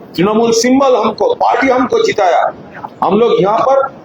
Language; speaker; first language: Hindi; non-native, local second language; Bangla